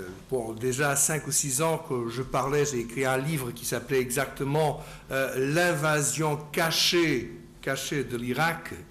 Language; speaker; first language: French; non-native, fluent; Portuguese